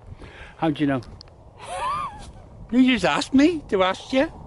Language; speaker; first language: English; native; English